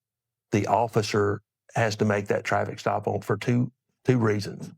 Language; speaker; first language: English; native; English